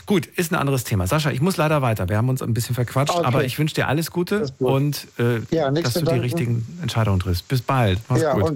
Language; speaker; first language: German; native; German